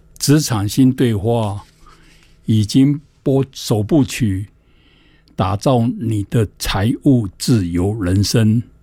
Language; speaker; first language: Chinese; native; Chinese